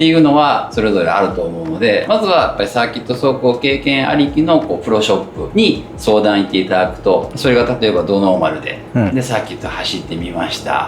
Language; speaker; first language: Japanese; native; Japanese